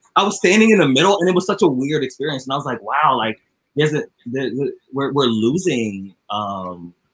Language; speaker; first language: English; native; English